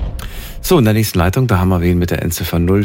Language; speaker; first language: German; native; German